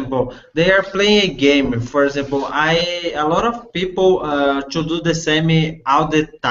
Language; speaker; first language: English; non-native, learner; Portuguese